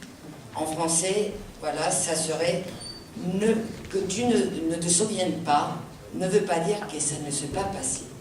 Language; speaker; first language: French; non-native, fluent; Spanish